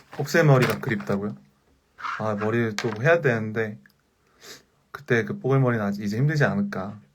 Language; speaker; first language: Korean; native; Korean